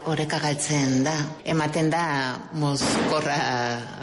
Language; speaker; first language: Basque; non-native, local second language; Spanish